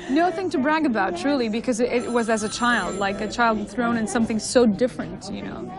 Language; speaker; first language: English; non-native, fluent; Italian